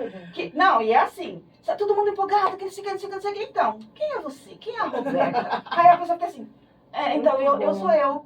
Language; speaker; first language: Portuguese; native; Portuguese